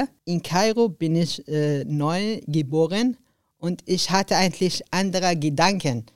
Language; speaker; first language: German; non-native, learner; Arabic